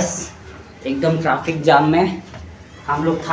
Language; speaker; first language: Hindi; non-native, local second language; Mizo